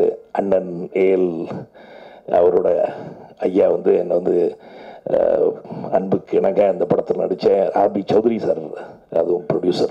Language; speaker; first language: Tamil; native; Tamil